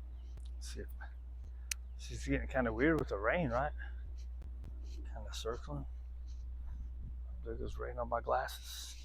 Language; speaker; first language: English; native; English